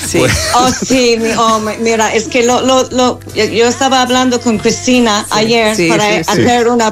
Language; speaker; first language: Spanish; non-native, learner; English